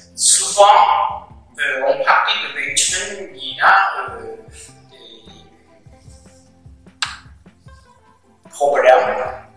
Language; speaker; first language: French; non-native, learner; Chinese